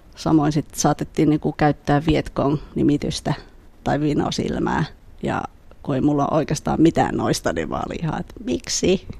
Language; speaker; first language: Finnish; early bilingual, other home language; Khmer